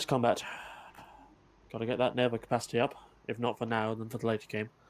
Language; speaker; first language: English; native; English